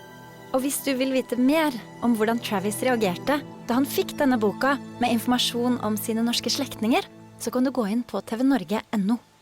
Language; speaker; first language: Norwegian; native; Norwegian